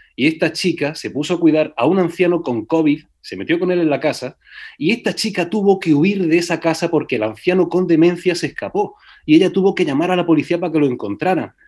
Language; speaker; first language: Spanish; native; Spanish